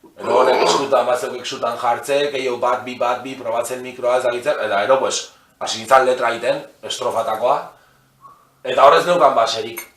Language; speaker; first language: Basque; native; Basque